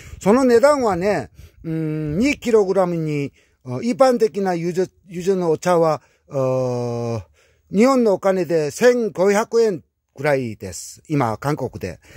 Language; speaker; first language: Japanese; non-native, learner; Korean